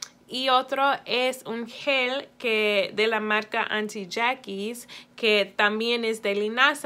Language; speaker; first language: Spanish; early bilingual, heritage; Spanish